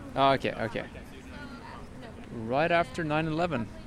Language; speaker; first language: English; non-native, fluent; Norwegian